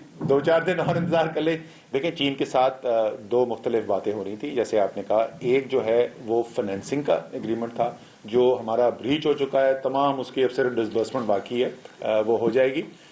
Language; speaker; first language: Urdu; native; Urdu